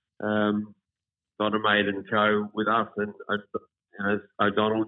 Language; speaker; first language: English; native; English